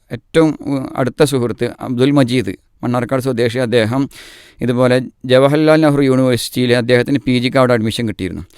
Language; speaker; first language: Malayalam; native; Malayalam